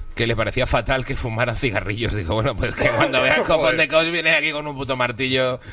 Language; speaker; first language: Spanish; native; Spanish